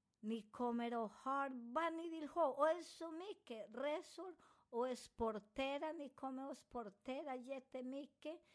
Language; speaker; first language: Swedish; non-native, fluent; Spanish